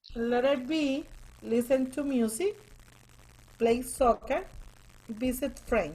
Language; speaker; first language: English; non-native, learner; Spanish